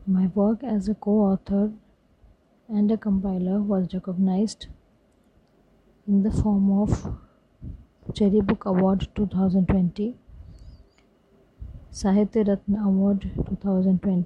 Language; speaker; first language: English; non-native, local second language; Hindi